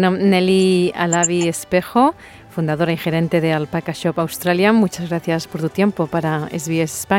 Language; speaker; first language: Spanish; native; Spanish